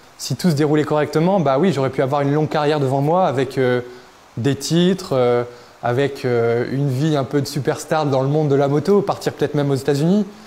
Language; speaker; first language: French; native; French